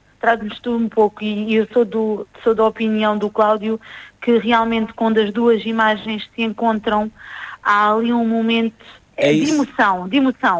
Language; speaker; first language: Portuguese; native; Portuguese